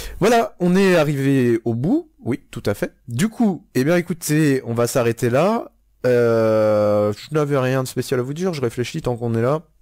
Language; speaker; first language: French; native; French